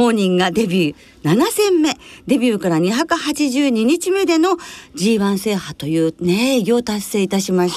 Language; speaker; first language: Japanese; native; Japanese